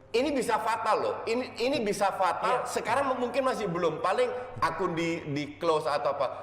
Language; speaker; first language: Indonesian; non-native, fluent; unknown